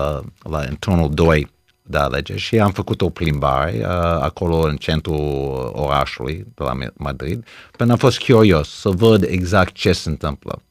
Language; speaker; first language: Romanian; early bilingual, heritage; Romanian